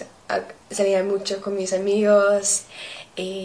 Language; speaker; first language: Spanish; non-native, learner; English